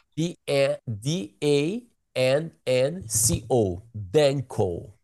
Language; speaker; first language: English; non-native, learner; Portuguese